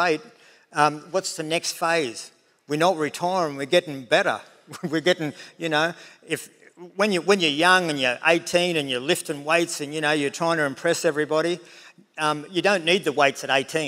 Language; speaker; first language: English; native; English